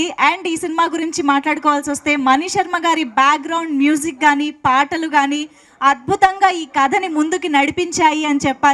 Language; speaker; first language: Telugu; native; Telugu